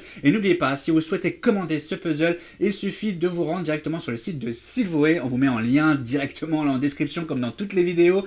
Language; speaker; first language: French; native; French